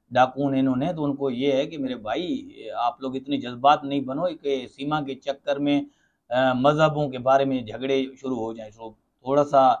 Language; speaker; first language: Urdu; non-native, local second language; Sindhi